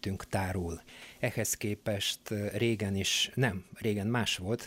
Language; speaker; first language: Hungarian; non-native, fluent; Bulgarian